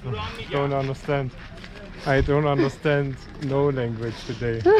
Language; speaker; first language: English; non-native, fluent; German